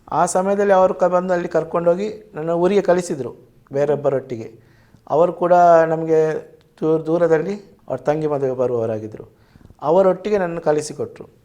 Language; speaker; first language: Kannada; non-native, local second language; Tulu